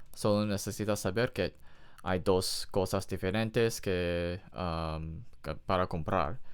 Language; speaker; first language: Spanish; non-native, learner; English